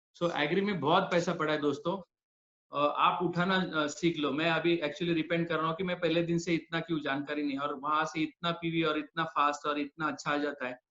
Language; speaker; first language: Hindi; non-native, local second language; Marathi